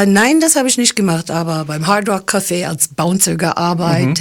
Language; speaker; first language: German; non-native, fluent; English